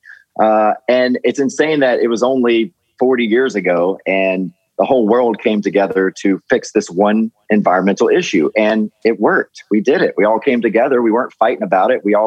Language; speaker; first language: English; native; English